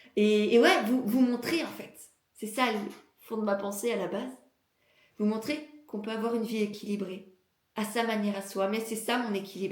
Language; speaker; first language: French; native; French